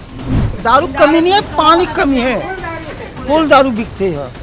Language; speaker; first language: Hindi; non-native, local second language; Chhattisgarhi